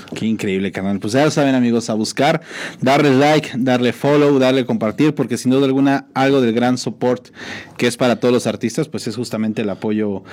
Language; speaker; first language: Spanish; native; Spanish